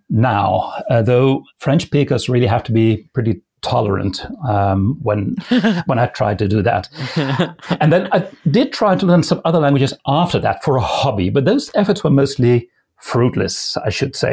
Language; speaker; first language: English; non-native, fluent; Limburgish